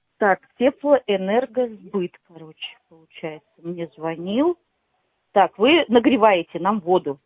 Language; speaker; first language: Russian; native; Russian